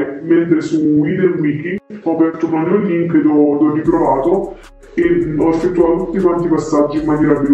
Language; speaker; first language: Italian; native; Italian